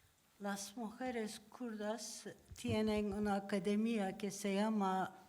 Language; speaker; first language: Spanish; non-native, learner; Turkish